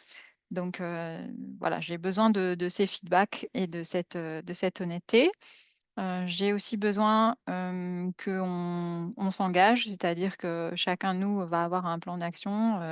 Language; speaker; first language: French; native; French